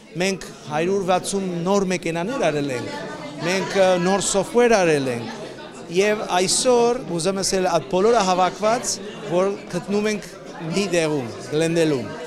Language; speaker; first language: Armenian; early bilingual, heritage; Armenian